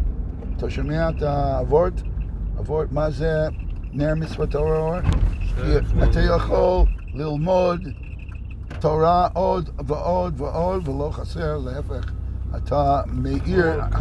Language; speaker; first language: Hebrew; non-native, fluent; English